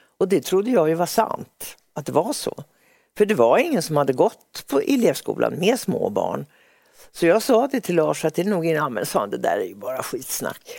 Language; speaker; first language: Swedish; native; Swedish